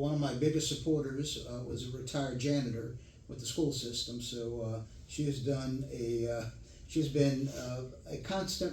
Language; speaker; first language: English; native; English